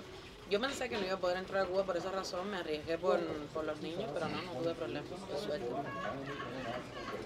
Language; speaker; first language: Spanish; native; Spanish